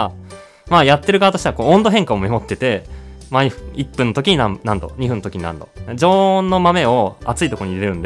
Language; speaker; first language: Japanese; native; Japanese